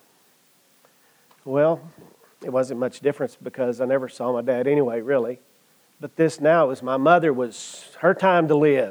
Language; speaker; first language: English; native; English